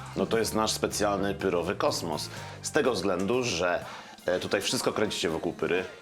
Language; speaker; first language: Polish; native; Polish